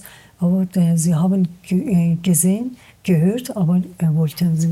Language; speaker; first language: German; non-native, learner; Persian